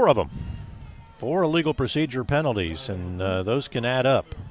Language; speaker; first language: English; native; English